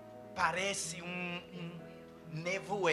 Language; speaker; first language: Portuguese; non-native, fluent; English